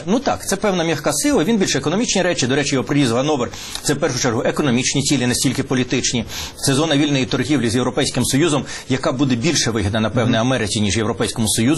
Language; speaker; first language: Ukrainian; native; Ukrainian